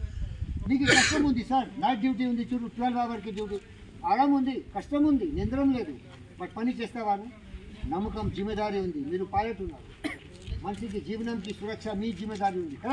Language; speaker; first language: Telugu; non-native, local second language; Hindi